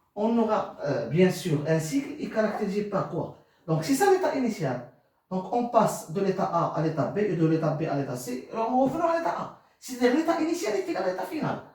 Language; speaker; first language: French; non-native, local second language; Arabic